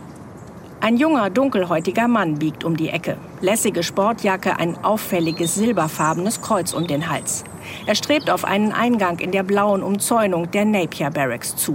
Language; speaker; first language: German; native; German